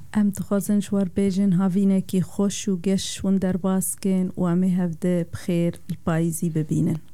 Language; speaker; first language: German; non-native, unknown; Bosnian